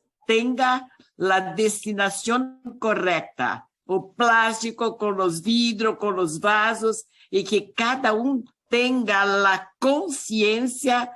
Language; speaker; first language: Spanish; non-native, learner; Portuguese